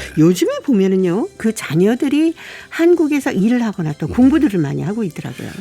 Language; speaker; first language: Korean; native; Korean